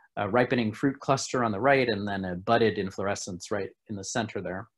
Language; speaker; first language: English; native; English